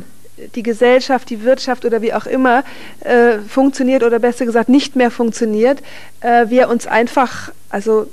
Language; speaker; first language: German; native; German